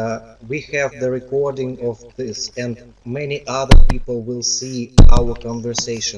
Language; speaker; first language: English; non-native, fluent; Russian